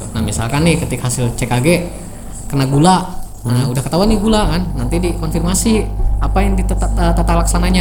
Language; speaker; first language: Indonesian; native; Indonesian